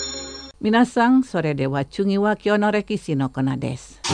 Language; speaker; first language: Japanese; non-native, fluent; Indonesian